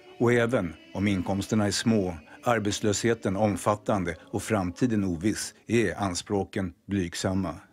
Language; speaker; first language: Swedish; native; Swedish